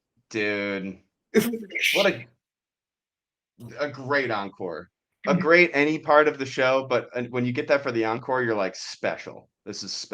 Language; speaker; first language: English; native; English